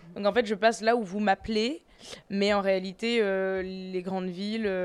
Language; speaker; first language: French; native; French